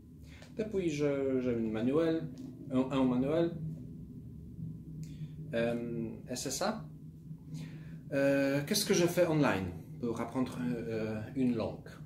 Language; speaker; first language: French; non-native, learner; Polish